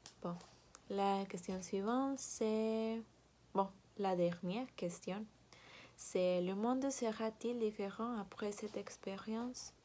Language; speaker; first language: French; non-native, learner; Spanish